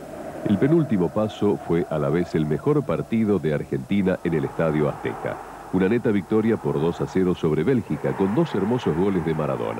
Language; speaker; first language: Spanish; native; Spanish